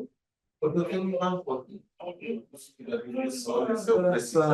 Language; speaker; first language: Portuguese; non-native, fluent; Spanish